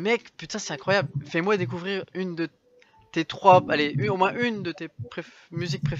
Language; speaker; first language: French; native; French